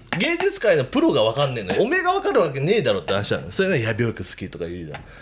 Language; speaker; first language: Japanese; native; Japanese